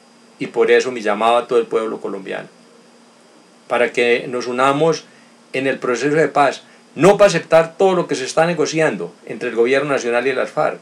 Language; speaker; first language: Spanish; native; Spanish